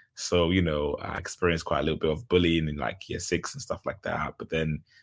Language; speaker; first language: English; early bilingual, other home language; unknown